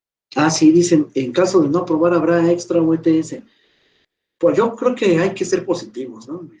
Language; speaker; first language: Spanish; native; Spanish